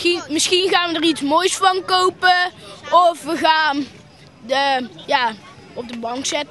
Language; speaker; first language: Dutch; native; Dutch